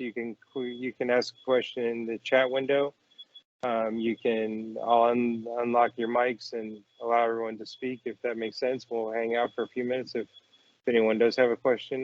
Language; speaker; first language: English; native; English